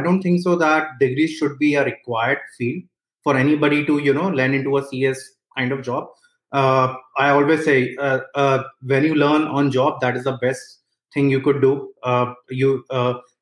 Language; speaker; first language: English; non-native, local second language; Hindi